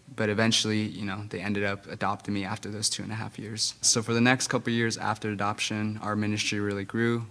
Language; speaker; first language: English; non-native, fluent; Spanish